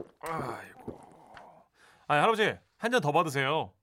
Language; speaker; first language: Korean; native; Korean